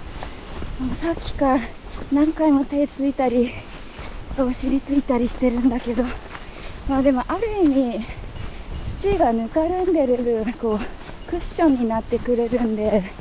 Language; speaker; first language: Japanese; native; Japanese